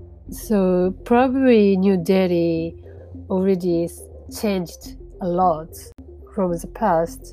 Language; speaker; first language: English; non-native, learner; Japanese